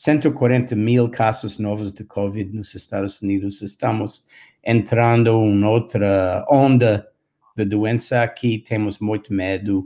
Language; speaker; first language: Portuguese; non-native, fluent; English